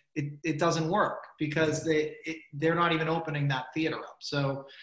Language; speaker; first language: English; native; English